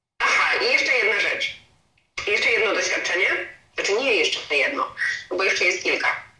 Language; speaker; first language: Polish; native; Polish